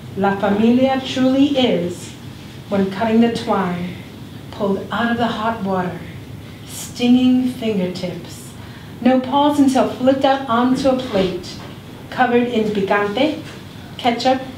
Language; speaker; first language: English; early bilingual, other home language; Spanish